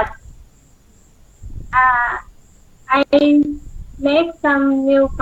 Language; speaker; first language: English; non-native, learner; Thai